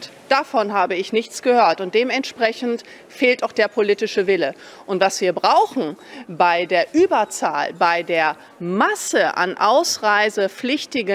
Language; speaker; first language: German; native; German